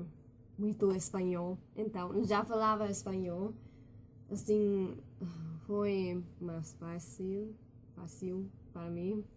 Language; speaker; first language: Portuguese; non-native, learner; English